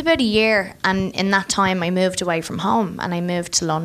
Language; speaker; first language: English; native; English